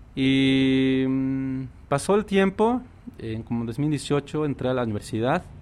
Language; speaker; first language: Spanish; non-native, local second language; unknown